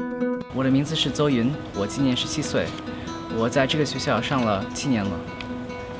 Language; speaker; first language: Chinese; early bilingual, other home language; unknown